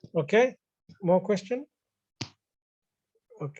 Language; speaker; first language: English; non-native, fluent; Indonesian